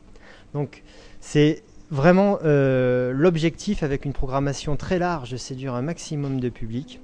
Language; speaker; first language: French; native; French